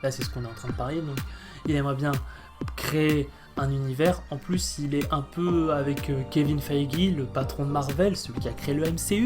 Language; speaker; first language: French; native; French